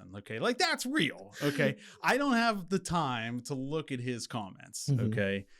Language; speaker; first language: English; native; English